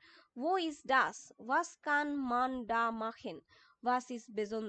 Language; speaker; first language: German; non-native, fluent; Bangla